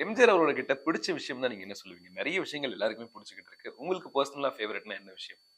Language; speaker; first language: Tamil; native; Tamil